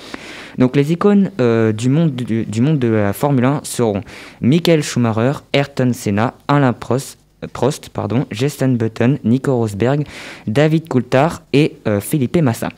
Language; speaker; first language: French; native; French